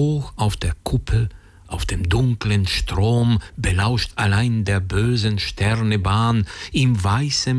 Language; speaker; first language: German; native; German